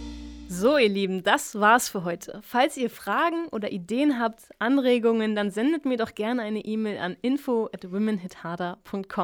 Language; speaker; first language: German; native; German